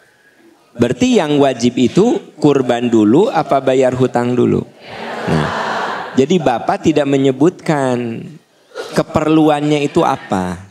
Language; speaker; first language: Indonesian; non-native, local second language; Sundanese